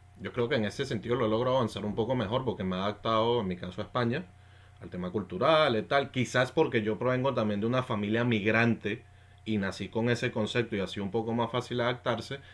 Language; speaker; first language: Spanish; native; Spanish